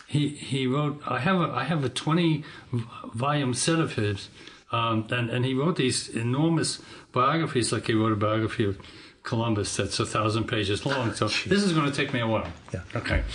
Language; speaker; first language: English; native; English